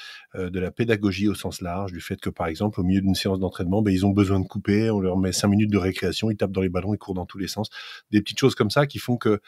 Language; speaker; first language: French; native; French